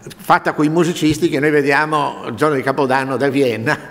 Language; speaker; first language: Italian; native; Italian